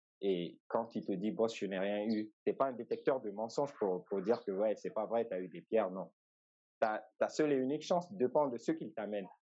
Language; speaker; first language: French; non-native, local second language; Bambara